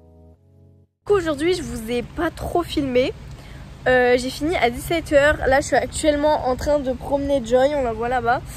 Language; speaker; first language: French; native; French